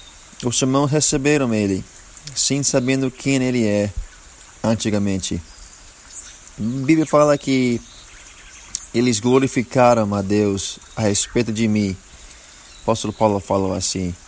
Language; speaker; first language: Portuguese; non-native, learner; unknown